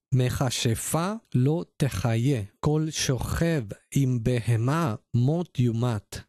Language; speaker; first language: Hebrew; non-native, learner; Spanish